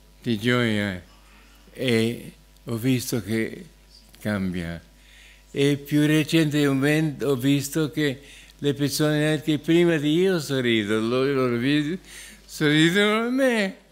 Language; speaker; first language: Italian; non-native, fluent; English